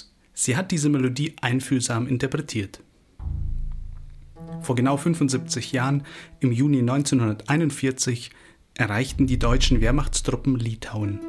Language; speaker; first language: German; native; German